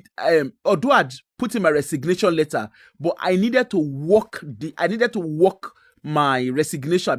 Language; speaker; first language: English; non-native, local second language; Yoruba